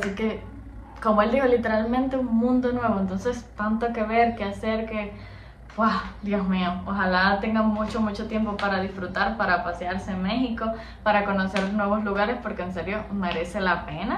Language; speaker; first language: Spanish; native; Spanish